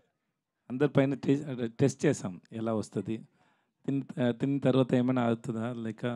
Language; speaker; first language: Telugu; non-native, learner; Tamil